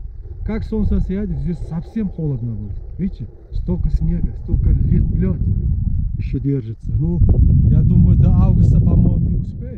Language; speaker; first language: Russian; non-native, fluent; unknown